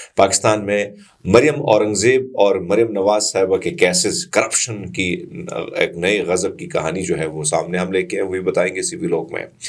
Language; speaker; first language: Urdu; non-native, local second language; Punjabi